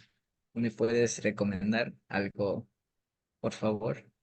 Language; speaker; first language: Spanish; non-native, local second language; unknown